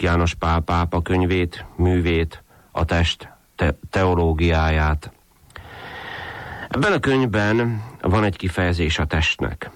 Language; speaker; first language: Hungarian; native; Hungarian